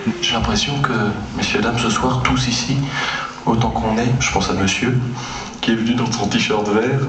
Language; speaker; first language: French; native; French